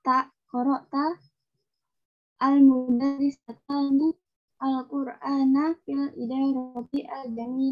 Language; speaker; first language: Arabic; non-native, learner; Indonesian